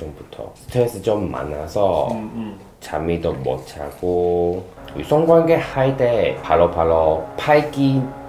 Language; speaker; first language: Korean; non-native, learner; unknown